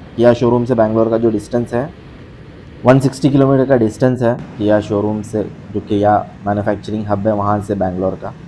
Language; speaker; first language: Hindi; non-native, local second language; Urdu